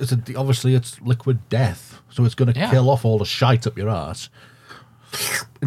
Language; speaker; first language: English; native; English